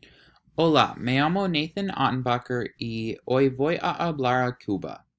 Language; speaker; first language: Spanish; non-native, learner; English